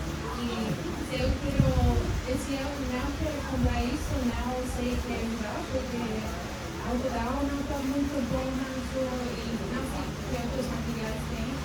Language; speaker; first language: Portuguese; non-native, learner; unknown